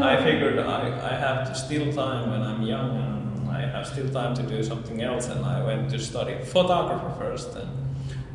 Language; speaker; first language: English; non-native, fluent; Finnish